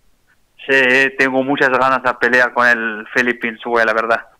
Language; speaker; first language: Spanish; non-native, fluent; Arabic